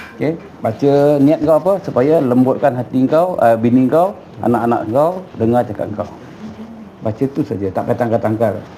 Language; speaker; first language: Malay; native; Malay